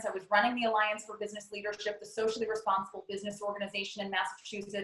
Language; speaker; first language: English; native; English